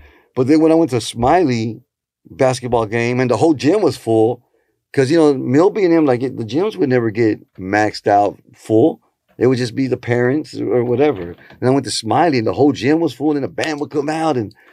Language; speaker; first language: English; early bilingual, other home language; Spanish